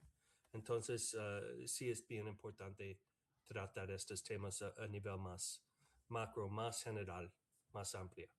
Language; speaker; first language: Spanish; non-native, fluent; English